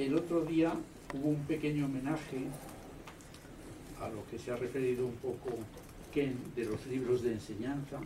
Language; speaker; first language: Spanish; native; Spanish